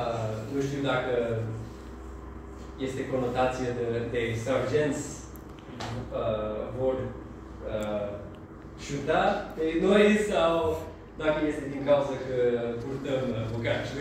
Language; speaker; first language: Romanian; non-native, learner; English